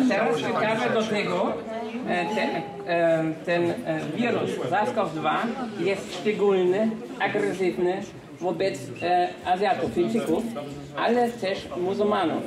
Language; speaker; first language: Polish; non-native, fluent; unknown